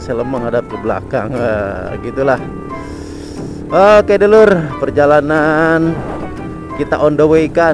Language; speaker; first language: Indonesian; non-native, local second language; Sundanese